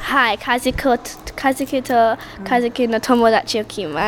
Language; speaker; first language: Japanese; non-native, learner; English